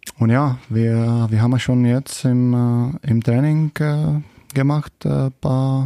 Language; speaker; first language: German; non-native, learner; Czech